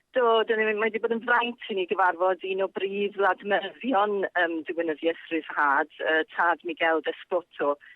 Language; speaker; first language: Welsh; native; Welsh